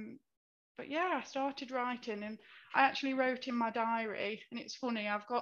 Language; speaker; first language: English; native; English